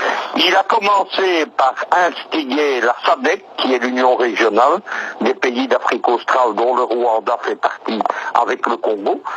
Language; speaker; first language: French; native; French